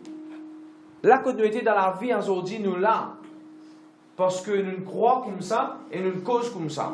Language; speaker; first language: French; non-native, local second language; Morisyen